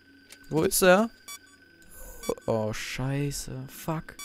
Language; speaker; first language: German; native; German